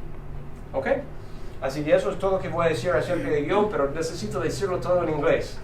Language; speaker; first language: Spanish; non-native, fluent; English